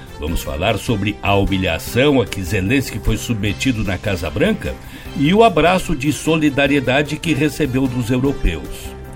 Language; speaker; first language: Portuguese; native; Portuguese